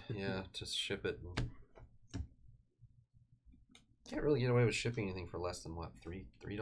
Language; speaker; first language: English; native; English